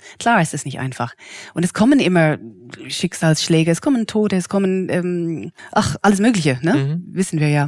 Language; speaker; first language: German; non-native, fluent; English